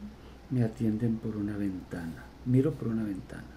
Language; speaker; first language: Spanish; native; Spanish